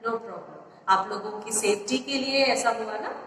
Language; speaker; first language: Hindi; non-native, local second language; Malayalam